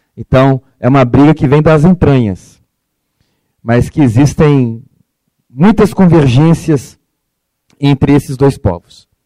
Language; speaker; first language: Portuguese; early bilingual, other home language; Arabic